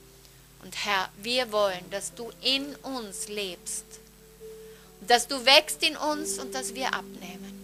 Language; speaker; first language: German; native; German